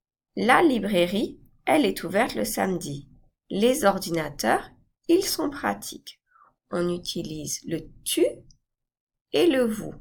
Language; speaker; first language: French; non-native, fluent; English